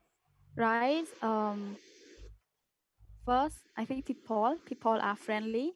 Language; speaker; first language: English; non-native, learner; Khmer